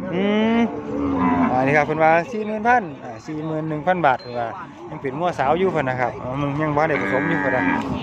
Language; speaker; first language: Thai; native; Thai